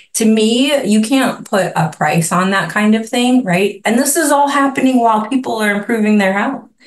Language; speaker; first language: English; native; English